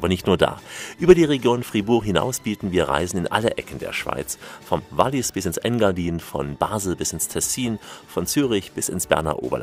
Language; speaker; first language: German; native; German